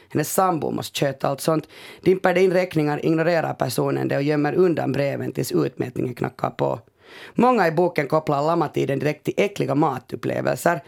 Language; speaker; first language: Swedish; native; Swedish